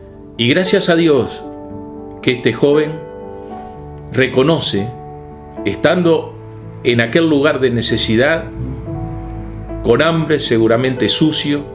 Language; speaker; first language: Spanish; native; Spanish